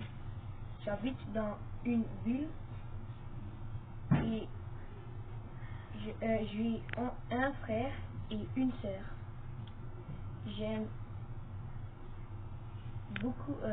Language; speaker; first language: French; non-native, learner; Dutch